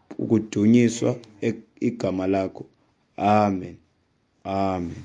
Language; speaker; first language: Xhosa; native; Xhosa